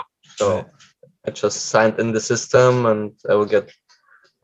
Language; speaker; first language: English; non-native, fluent; German